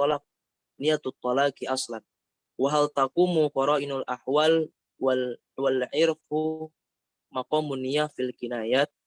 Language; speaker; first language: Arabic; non-native, learner; Indonesian